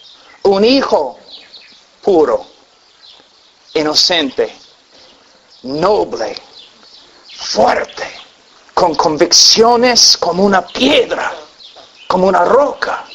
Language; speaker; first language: Spanish; non-native, fluent; English